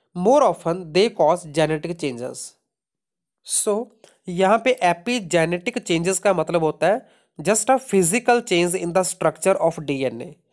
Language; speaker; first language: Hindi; non-native, local second language; Punjabi